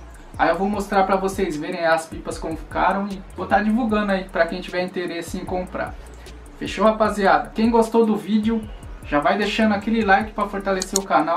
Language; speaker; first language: Portuguese; native; Portuguese